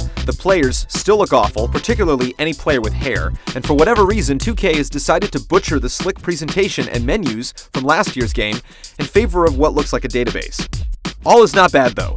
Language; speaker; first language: English; native; English